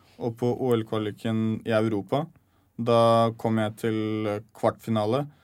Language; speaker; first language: Norwegian; early bilingual, other home language; Chechen